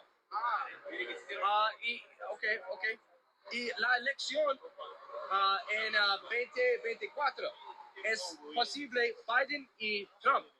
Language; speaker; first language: Spanish; non-native, learner; English